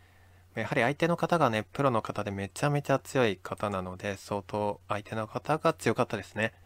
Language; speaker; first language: Japanese; native; Japanese